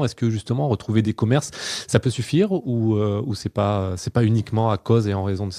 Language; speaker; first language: French; native; French